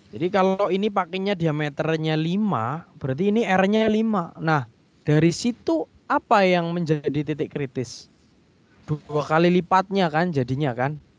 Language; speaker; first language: Indonesian; native; Indonesian